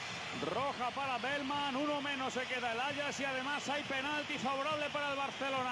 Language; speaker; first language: Spanish; native; Spanish